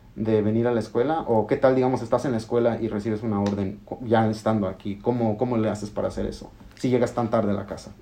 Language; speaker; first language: Spanish; early bilingual, heritage; Spanish